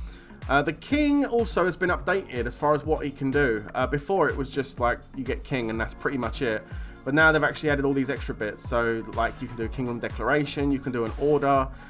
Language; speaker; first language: English; native; English